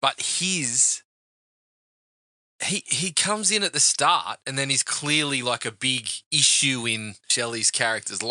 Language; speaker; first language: English; native; English